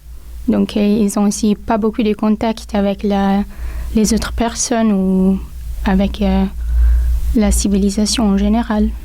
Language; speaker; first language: French; non-native, local second language; Italian